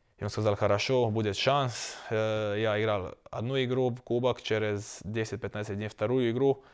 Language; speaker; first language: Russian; non-native, learner; Croatian